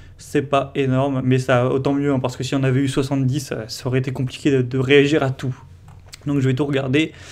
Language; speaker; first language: French; native; French